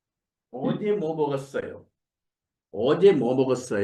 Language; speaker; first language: Korean; non-native, learner; Sinhala